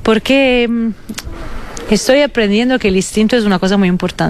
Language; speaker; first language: Spanish; non-native, fluent; Italian